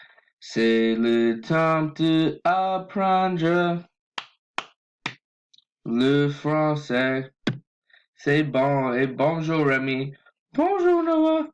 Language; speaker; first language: French; non-native, learner; English